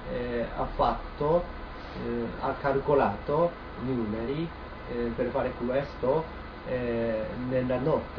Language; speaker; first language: Italian; non-native, learner; Japanese